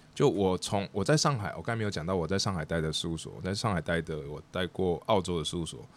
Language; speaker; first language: Chinese; native; Chinese